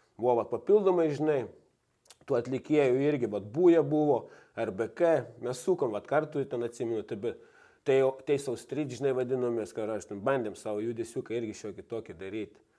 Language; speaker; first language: Lithuanian; native; Lithuanian